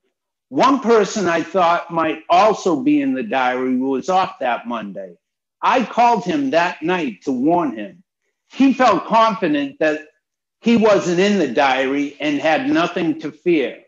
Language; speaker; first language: English; native; English